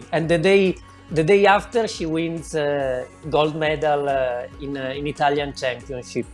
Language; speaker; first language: English; non-native, learner; Italian